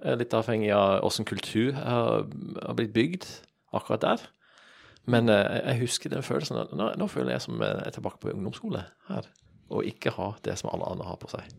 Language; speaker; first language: Norwegian; non-native, fluent; English